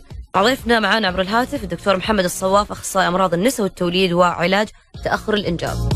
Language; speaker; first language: Arabic; native; Arabic